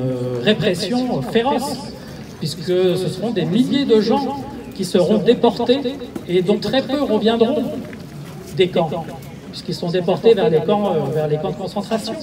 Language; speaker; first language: French; native; French